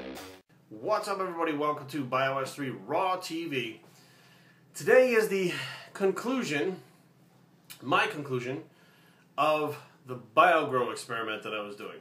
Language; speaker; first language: English; native; English